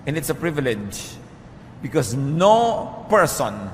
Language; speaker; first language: English; non-native, local second language; Filipino